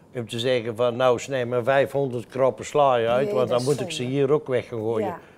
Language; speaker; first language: Dutch; native; Dutch